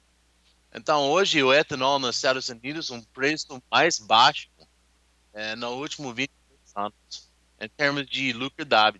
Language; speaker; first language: Portuguese; non-native, learner; English